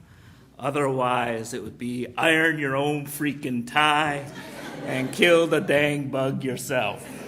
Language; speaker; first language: English; native; English